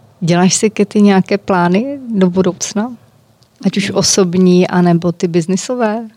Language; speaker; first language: Czech; native; Czech